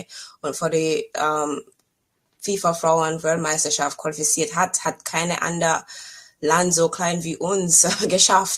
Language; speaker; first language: German; non-native, fluent; English